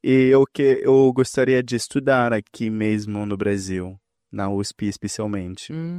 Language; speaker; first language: Portuguese; non-native, fluent; Haitian Creole